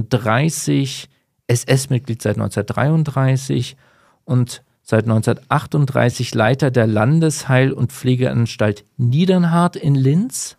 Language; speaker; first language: German; native; German